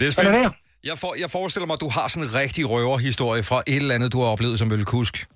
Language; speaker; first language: Danish; native; Danish